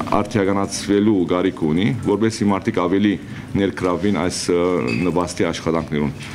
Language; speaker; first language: Armenian; early bilingual, heritage; Armenian